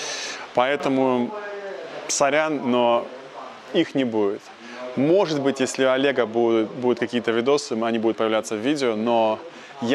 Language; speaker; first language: Russian; native; Russian